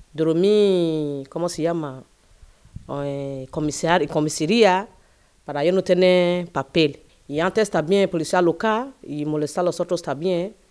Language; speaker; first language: Spanish; non-native, learner; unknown